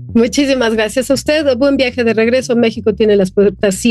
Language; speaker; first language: Spanish; native; Spanish